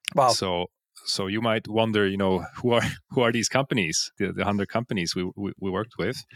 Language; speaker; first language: English; non-native, fluent; Swiss German